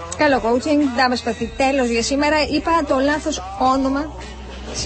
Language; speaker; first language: Greek; native; Greek